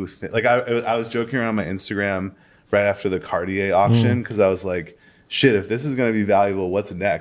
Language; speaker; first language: English; native; English